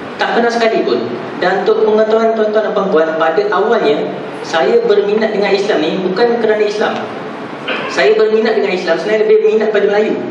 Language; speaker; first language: Malay; non-native, local second language; Tamil